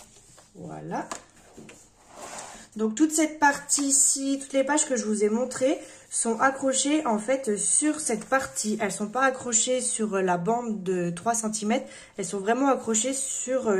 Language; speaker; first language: French; native; French